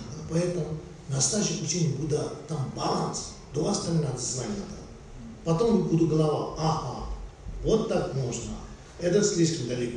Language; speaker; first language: Russian; non-native, learner; Tibetan